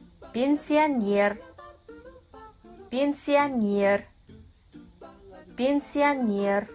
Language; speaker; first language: Russian; non-native, fluent; Kazakh